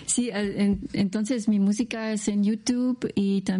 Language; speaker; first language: Spanish; non-native, learner; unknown